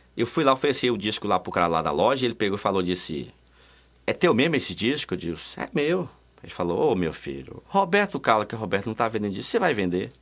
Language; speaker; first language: Portuguese; native; Portuguese